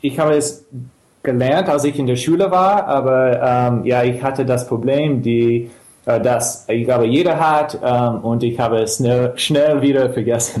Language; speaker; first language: German; non-native, fluent; English